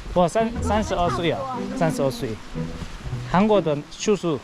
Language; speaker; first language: Chinese; non-native, learner; Korean